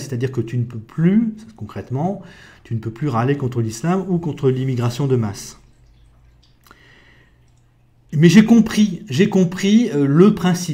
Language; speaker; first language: French; native; French